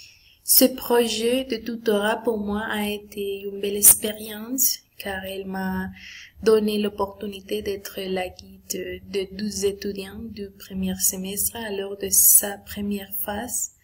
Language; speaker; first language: French; non-native, learner; Spanish